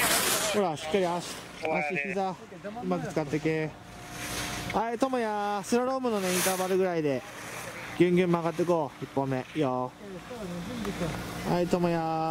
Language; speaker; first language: Japanese; native; Japanese